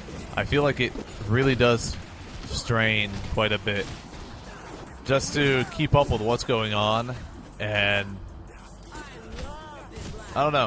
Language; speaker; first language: English; native; English